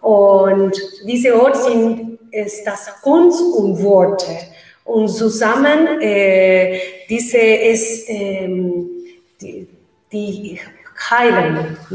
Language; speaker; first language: German; non-native, learner; Spanish